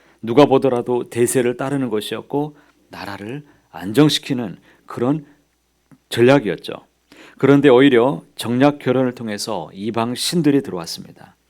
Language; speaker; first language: Korean; native; Korean